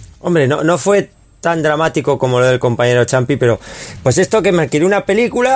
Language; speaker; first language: Spanish; native; Spanish